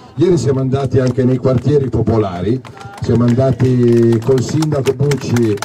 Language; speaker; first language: Italian; native; Italian